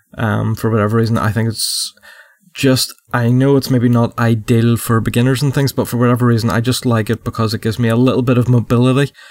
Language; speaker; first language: English; native; English